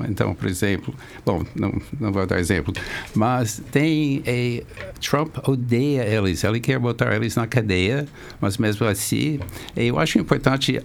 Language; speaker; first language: Portuguese; non-native, fluent; English